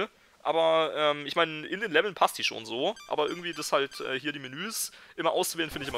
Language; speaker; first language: German; native; German